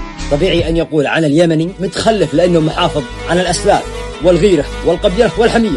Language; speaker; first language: Arabic; native; Arabic